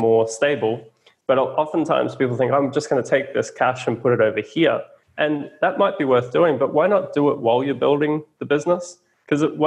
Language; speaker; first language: English; native; English